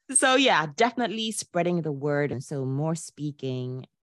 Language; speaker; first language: English; non-native, local second language; Akan